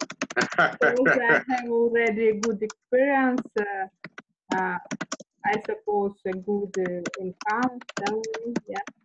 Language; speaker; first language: English; non-native, learner; Russian